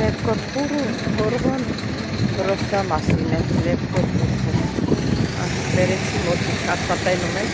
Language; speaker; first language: Greek; non-native, learner; Armenian